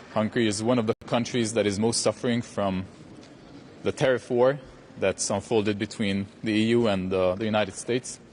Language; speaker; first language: English; non-native, fluent; Hungarian